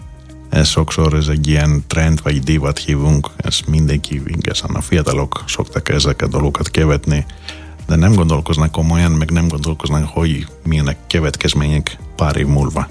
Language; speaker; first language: Hungarian; non-native, fluent; Greek